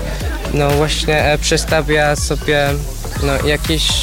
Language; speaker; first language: Polish; non-native, learner; Spanish